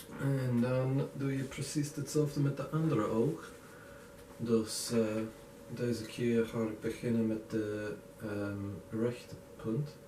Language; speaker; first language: Dutch; non-native, learner; English